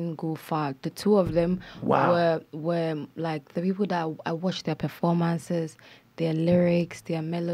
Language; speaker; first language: English; non-native, local second language; Akan